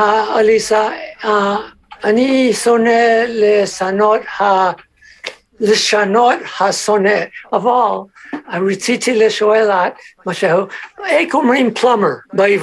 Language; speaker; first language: Hebrew; non-native, learner; English